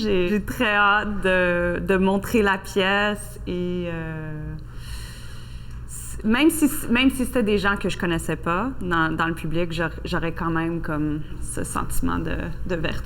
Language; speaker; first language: French; native; French